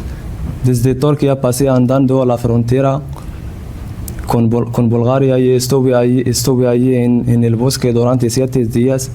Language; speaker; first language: Spanish; non-native, learner; Central Atlas Tamazight